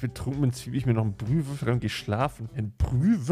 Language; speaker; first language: German; native; German